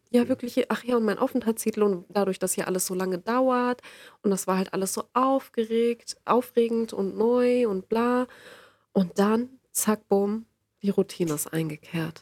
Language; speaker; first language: German; native; German